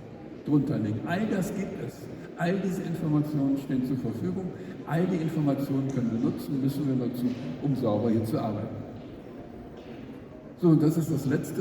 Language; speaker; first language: German; native; German